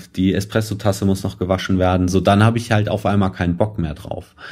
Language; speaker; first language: German; native; German